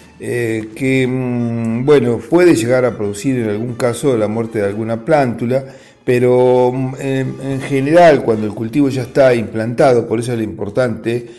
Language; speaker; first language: Spanish; native; Spanish